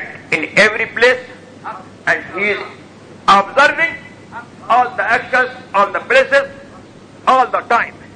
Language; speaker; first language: English; non-native, local second language; Urdu